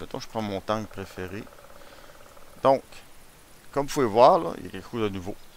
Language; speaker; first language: French; native; French